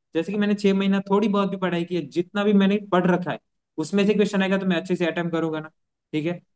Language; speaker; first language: Hindi; non-native, local second language; Gujarati